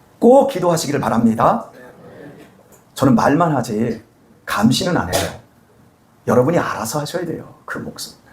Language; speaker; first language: Korean; native; Korean